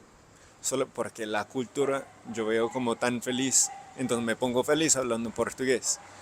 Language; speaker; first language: Spanish; non-native, fluent; English